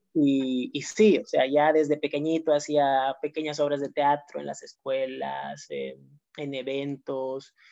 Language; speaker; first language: Spanish; native; Spanish